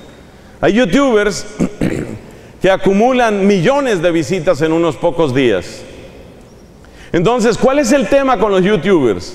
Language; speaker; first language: Spanish; native; Spanish